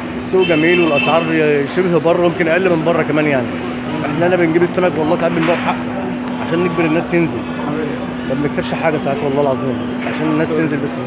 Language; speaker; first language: Egyptian Arabic; native; Egyptian Arabic